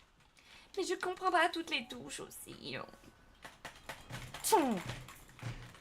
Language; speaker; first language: French; native; French